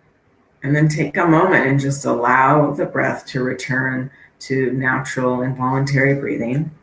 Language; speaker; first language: English; native; English